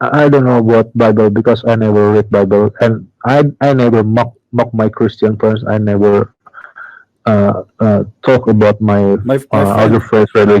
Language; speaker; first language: English; non-native, learner; Indonesian